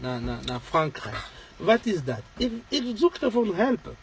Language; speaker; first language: Dutch; non-native, learner; Lingala